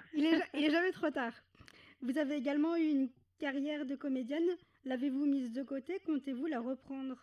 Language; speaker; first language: French; native; French